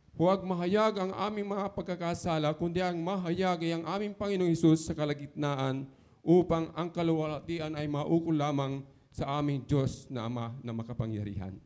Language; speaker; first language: Filipino; native; Filipino